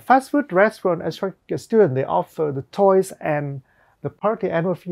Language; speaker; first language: English; non-native, fluent; Vietnamese